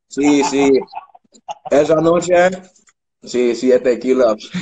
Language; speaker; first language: Spanish; non-native, learner; English